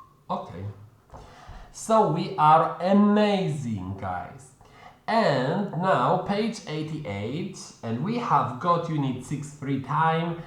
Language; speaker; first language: English; non-native, fluent; Polish